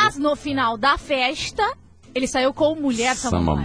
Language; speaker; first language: Portuguese; non-native, fluent; Japanese